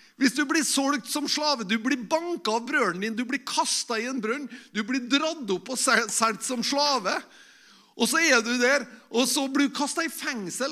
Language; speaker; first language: Norwegian; native; Norwegian